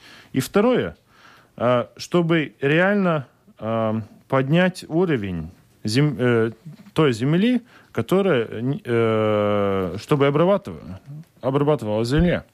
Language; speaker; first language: Russian; non-native, local second language; Latvian